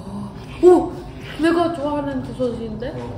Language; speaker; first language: Korean; non-native, learner; Ukrainian